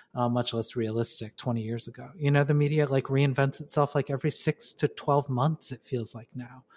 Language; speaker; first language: English; native; English